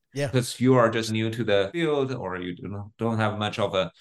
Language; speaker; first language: English; non-native, fluent; Chinese